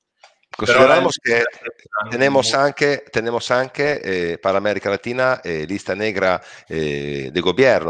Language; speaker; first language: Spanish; non-native, learner; Italian